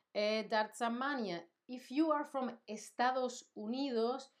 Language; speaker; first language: English; non-native, fluent; Spanish